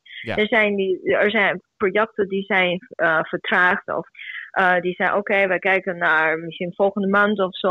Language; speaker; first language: Dutch; non-native, fluent; Chinese